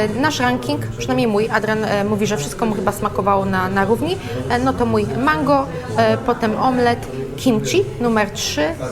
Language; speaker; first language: Polish; native; Polish